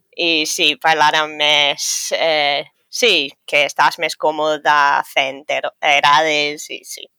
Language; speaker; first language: Catalan; non-native, fluent; English